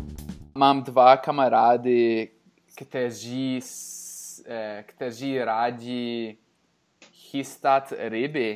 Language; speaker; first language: Czech; non-native, learner; English